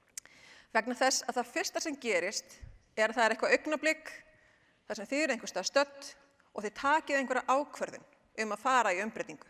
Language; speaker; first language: Icelandic; native; Icelandic